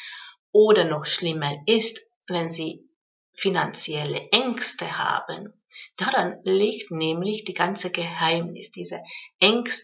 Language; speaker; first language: German; non-native, fluent; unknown